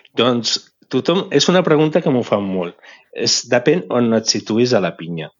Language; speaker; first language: Catalan; native; Catalan